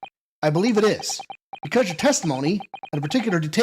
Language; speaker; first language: English; native; English